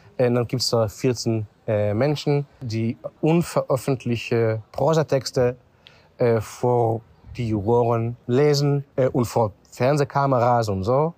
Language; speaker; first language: German; non-native, fluent; Hebrew